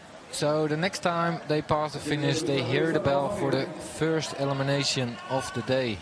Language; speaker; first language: English; non-native, fluent; Dutch